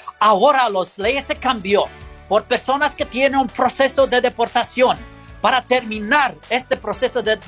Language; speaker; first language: Spanish; non-native, learner; English